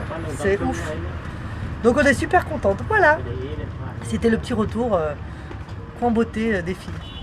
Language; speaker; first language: French; native; French